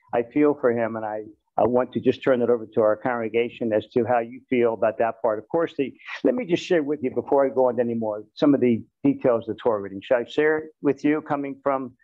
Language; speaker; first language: English; native; English